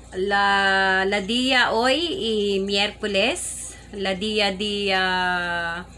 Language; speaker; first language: Spanish; non-native, learner; Filipino